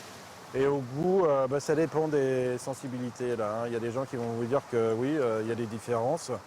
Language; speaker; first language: French; native; French